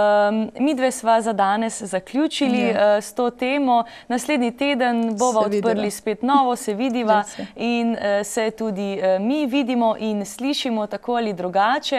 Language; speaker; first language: Slovenian; native; Slovenian